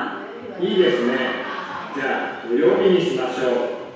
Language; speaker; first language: Japanese; non-native, learner; Indonesian